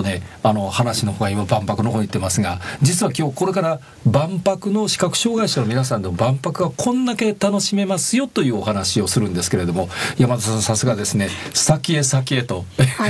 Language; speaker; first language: Japanese; native; Japanese